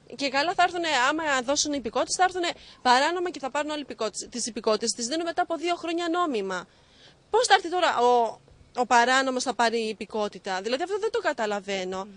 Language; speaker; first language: Greek; non-native, fluent; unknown